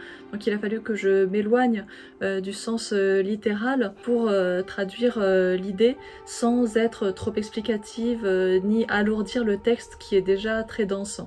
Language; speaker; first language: French; native; French